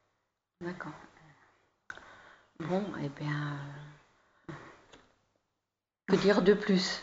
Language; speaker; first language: French; native; French